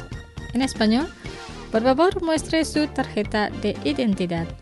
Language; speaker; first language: Spanish; non-native, fluent; Indonesian